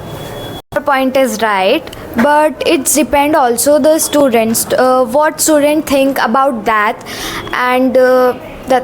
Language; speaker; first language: English; non-native, local second language; Hindi